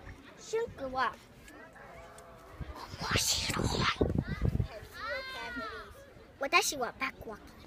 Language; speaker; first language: Japanese; early bilingual, heritage; Japanese